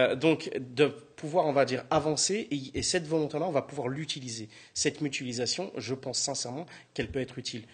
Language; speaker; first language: French; native; French